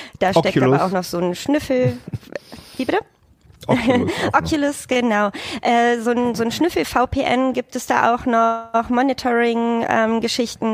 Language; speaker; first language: German; native; German